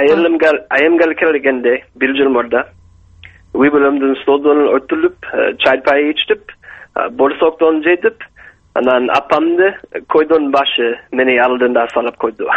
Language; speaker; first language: Kyrgyz; non-native, learner; English